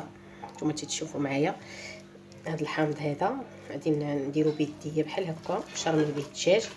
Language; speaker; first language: Arabic; native; Arabic